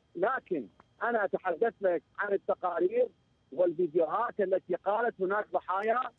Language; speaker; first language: Arabic; native; Arabic